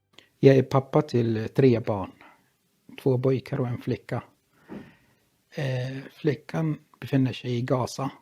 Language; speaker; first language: Swedish; non-native, fluent; Arabic